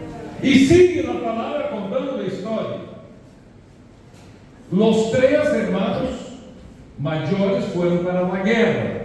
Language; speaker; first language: Spanish; non-native, fluent; Portuguese